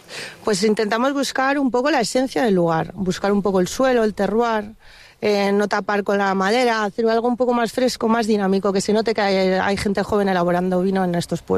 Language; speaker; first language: Spanish; native; Spanish